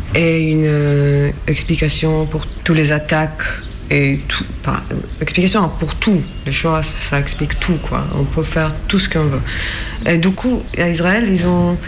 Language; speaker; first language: French; non-native, fluent; Hebrew